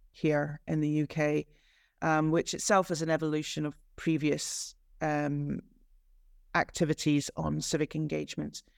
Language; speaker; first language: English; native; English